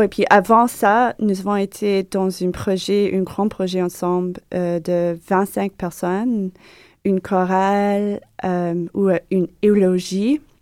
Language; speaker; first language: French; non-native, learner; English